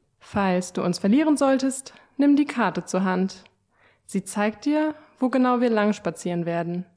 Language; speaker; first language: German; native; German